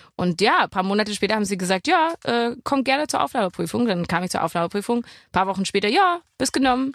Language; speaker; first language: German; non-native, fluent; English